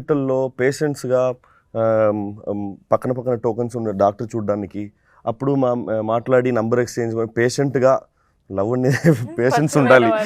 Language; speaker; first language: Telugu; non-native, fluent; Tamil